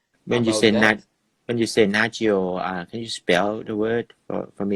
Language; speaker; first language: English; non-native, fluent; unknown